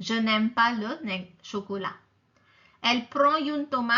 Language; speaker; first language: French; non-native, fluent; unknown